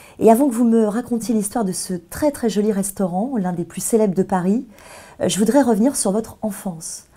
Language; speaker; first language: French; native; French